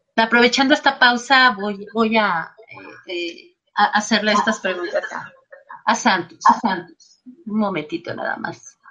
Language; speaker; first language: Spanish; native; Spanish